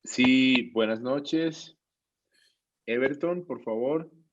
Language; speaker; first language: Spanish; native; Spanish